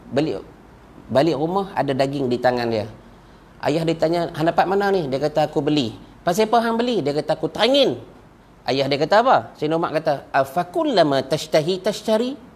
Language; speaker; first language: Malay; native; Malay